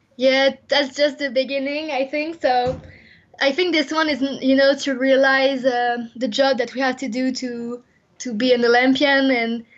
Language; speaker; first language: English; non-native, fluent; French